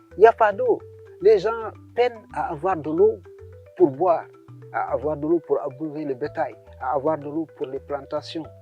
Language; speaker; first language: French; non-native, local second language; Serer